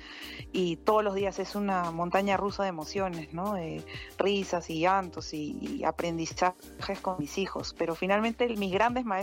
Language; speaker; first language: Spanish; native; Spanish